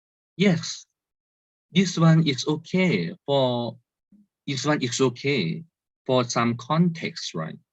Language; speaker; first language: English; non-native, learner; Thai